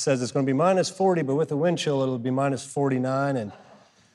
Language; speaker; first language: English; non-native, fluent; German